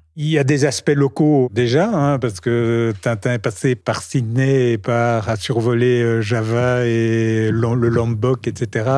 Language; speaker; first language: French; native; French